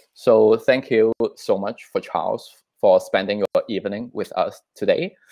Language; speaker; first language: English; non-native, local second language; Chinese